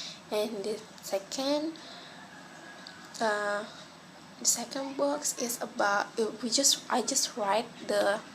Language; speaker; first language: English; non-native, local second language; Malay